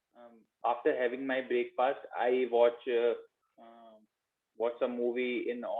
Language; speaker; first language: English; non-native, learner; Hindi